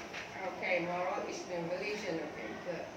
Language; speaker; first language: English; non-native, learner; Thai